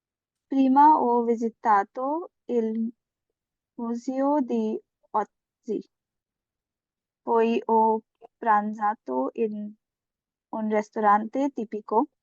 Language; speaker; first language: Italian; non-native, learner; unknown